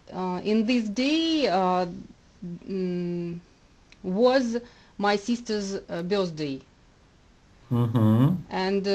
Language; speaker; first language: English; non-native, learner; Russian